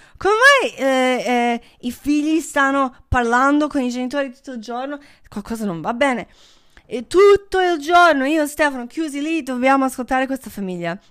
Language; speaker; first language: Italian; non-native, fluent; English